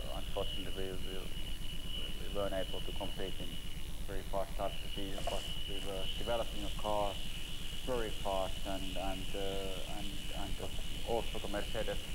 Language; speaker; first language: English; non-native, fluent; Finnish